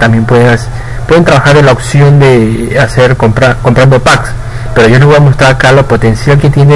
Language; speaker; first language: Spanish; native; Spanish